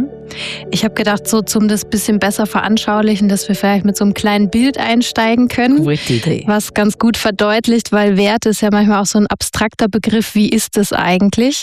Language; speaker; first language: German; native; German